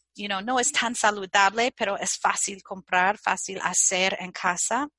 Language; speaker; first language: Spanish; non-native, fluent; English